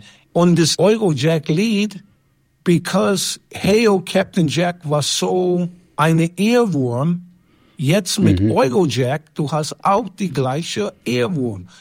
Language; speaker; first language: German; non-native, learner; English